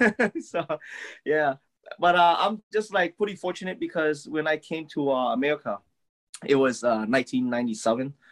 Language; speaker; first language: English; early bilingual, other home language; Lao